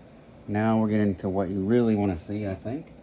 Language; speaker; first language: English; native; English